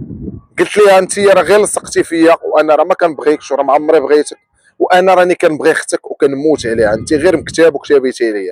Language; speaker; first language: Arabic; native; Arabic